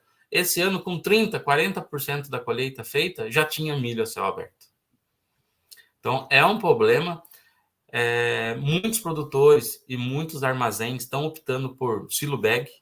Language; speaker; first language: Portuguese; native; Portuguese